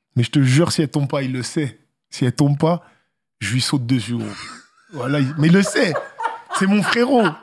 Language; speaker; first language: French; native; French